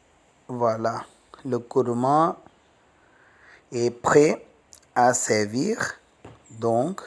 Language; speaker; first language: French; non-native, learner; Tamil